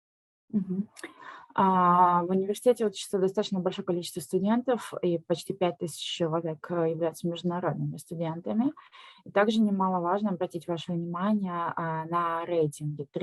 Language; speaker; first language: Russian; native; Russian